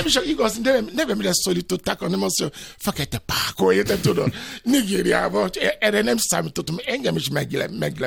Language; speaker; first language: Hungarian; non-native, fluent; Yoruba